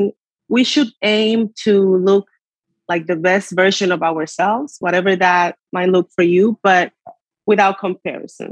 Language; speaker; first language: English; non-native, fluent; Spanish